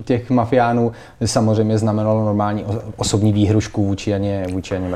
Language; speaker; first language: Czech; native; Czech